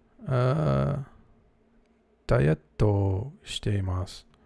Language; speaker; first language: Japanese; non-native, learner; English